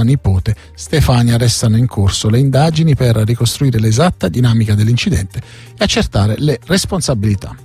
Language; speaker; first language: Italian; native; Italian